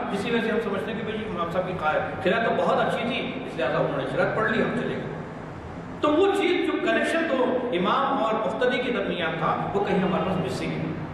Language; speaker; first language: Urdu; native; Urdu